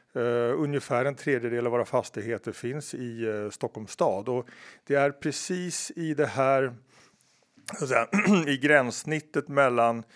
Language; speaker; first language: Swedish; native; Swedish